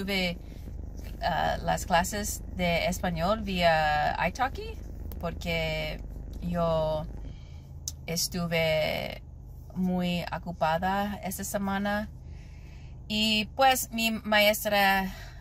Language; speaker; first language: Spanish; non-native, learner; English